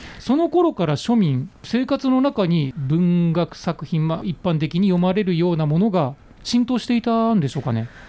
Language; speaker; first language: Japanese; native; Japanese